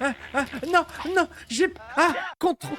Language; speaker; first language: French; native; French